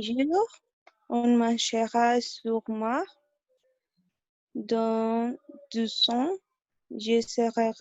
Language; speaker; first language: French; non-native, learner; Spanish